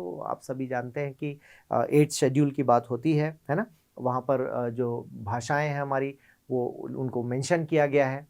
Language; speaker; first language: Hindi; native; Hindi